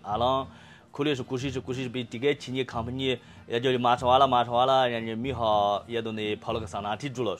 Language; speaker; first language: Persian; non-native, learner; Chinese